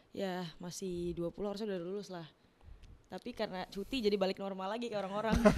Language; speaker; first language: Indonesian; native; Indonesian